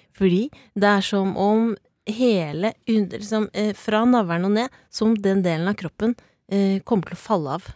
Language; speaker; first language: Norwegian; native; Norwegian